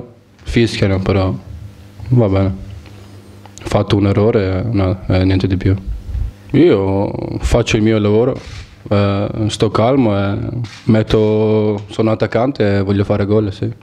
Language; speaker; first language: Italian; non-native, fluent; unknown